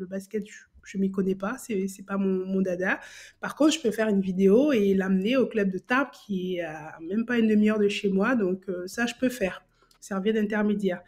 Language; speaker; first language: French; native; French